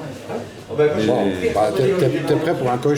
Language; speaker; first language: French; native; French